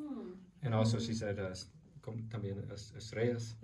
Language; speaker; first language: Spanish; non-native, learner; English